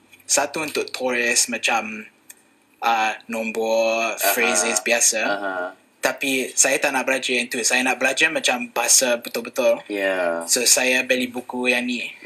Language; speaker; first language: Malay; non-native, fluent; English